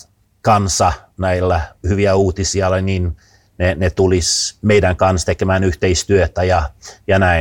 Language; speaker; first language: Finnish; non-native, fluent; Swedish